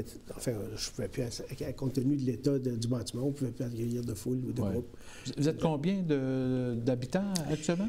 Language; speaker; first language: French; native; French